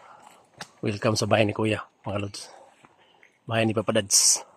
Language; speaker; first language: Filipino; non-native, local second language; Cebuano